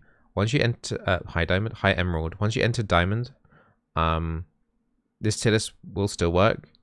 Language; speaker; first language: English; native; English